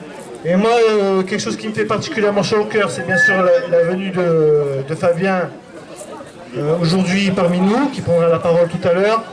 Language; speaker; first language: French; native; French